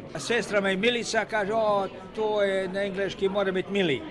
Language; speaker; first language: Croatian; early bilingual, heritage; Serbian